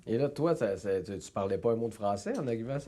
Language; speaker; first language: French; native; French